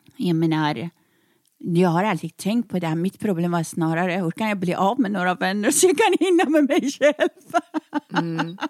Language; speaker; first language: Swedish; early bilingual, other home language; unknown